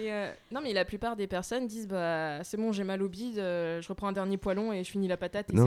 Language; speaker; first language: French; native; French